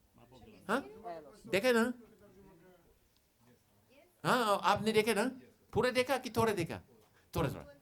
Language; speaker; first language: Hindi; non-native, fluent; English